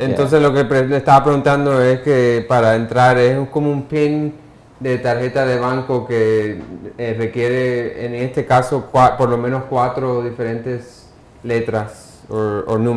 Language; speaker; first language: Spanish; early bilingual, heritage; Spanish